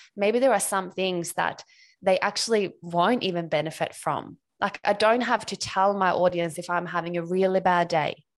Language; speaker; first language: English; non-native, fluent; Swedish